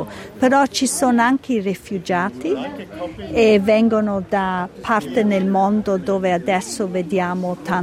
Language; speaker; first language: Italian; early bilingual, heritage; Italian